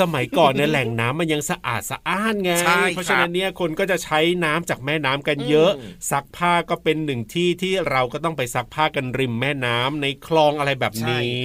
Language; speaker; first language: Thai; native; Thai